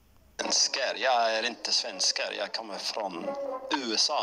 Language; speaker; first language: Swedish; non-native, learner; English